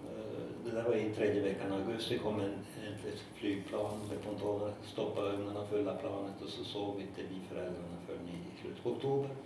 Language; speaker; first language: Swedish; non-native, local second language; Northern Sami